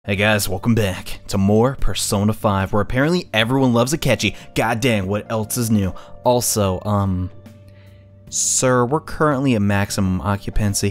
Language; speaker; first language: English; native; English